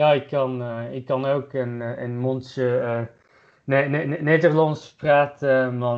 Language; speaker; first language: Dutch; non-native, learner; German